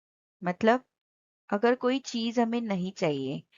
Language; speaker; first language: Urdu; non-native, local second language; Marathi